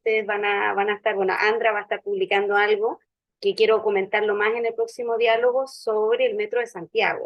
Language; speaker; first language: Spanish; native; Spanish